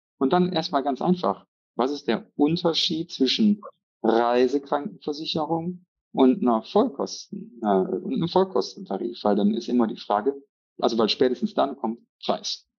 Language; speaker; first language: German; native; German